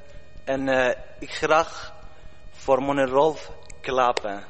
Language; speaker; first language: Dutch; non-native, learner; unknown